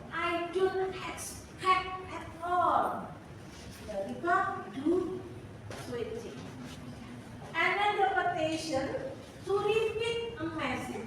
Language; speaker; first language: English; non-native, fluent; Indonesian